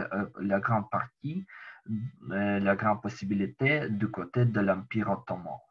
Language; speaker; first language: French; non-native, learner; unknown